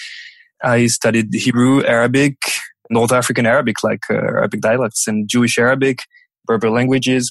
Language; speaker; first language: English; non-native, fluent; French